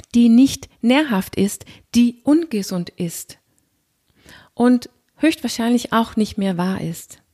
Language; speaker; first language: German; non-native, fluent; Danish